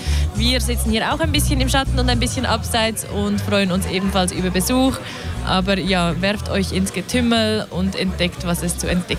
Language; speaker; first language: German; native; German